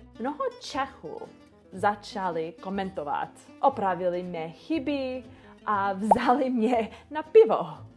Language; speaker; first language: Czech; non-native, learner; English